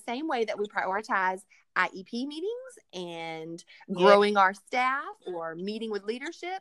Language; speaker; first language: English; native; English